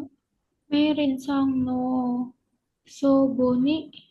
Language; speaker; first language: Japanese; non-native, learner; Indonesian